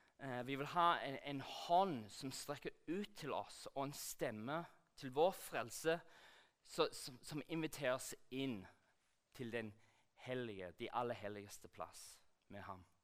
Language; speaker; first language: Norwegian; non-native, fluent; English